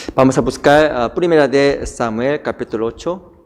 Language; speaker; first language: Spanish; non-native, learner; Korean